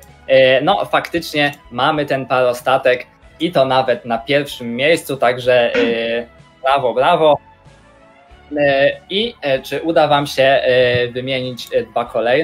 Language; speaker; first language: Polish; native; Polish